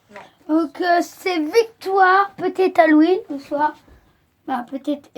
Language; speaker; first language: French; native; French